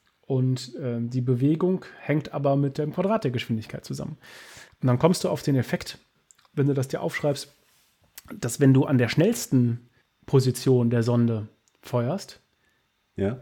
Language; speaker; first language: German; native; German